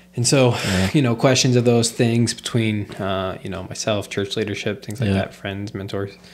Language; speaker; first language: English; native; English